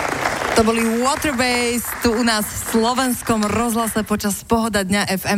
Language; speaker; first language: Slovak; native; Slovak